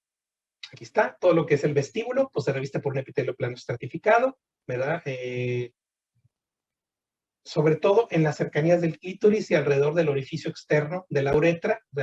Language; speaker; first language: Spanish; native; Spanish